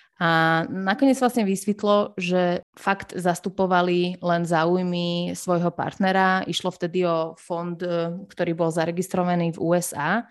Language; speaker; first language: Slovak; native; Slovak